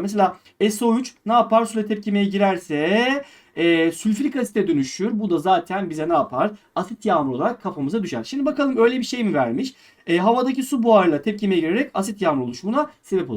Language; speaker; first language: Turkish; native; Turkish